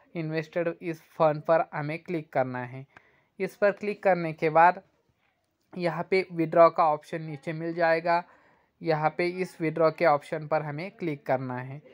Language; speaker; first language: Hindi; non-native, local second language; Marathi